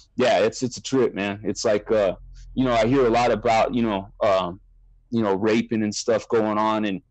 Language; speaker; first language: English; native; English